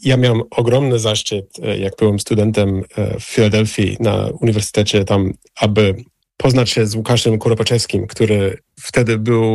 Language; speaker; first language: Polish; non-native, fluent; English